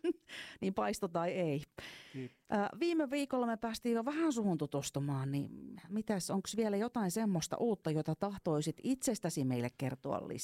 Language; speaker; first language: Finnish; native; Finnish